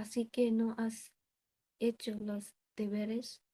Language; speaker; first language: Spanish; non-native, learner; Bangla